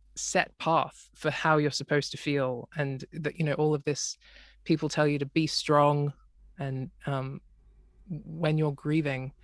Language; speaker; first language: English; native; English